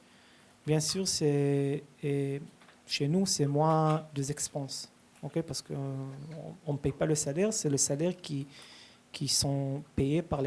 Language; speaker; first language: French; early bilingual, heritage; Hebrew